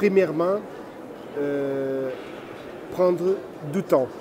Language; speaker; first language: French; non-native, fluent; Portuguese